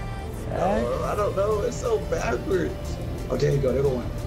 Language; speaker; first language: English; native; English